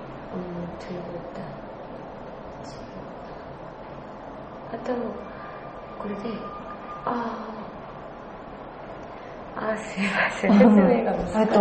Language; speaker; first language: Japanese; non-native, learner; Korean